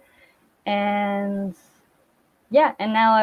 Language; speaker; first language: English; native; English